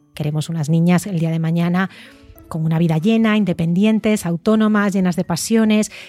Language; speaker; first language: Spanish; native; Spanish